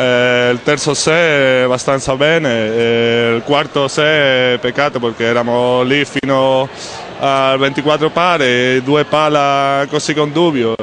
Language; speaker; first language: Italian; non-native, learner; Spanish